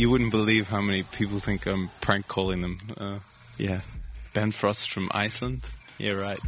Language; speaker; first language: English; native; English